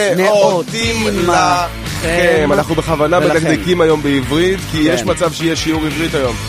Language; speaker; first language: Hebrew; native; Hebrew